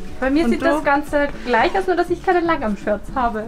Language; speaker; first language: German; native; German